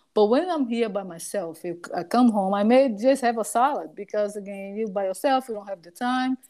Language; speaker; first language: English; non-native, fluent; Portuguese